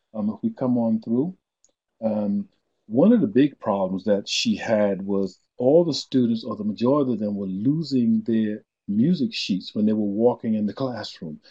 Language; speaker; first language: English; native; English